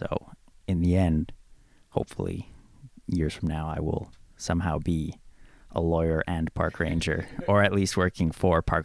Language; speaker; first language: English; native; English